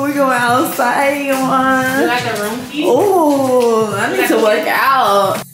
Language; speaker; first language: English; native; English